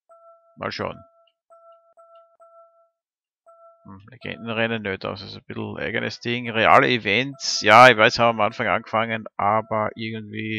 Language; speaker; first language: German; native; German